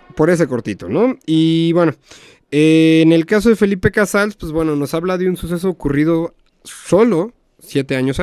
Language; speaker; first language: Spanish; native; Spanish